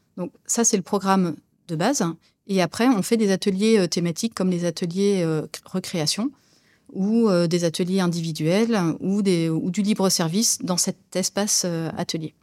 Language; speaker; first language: French; native; French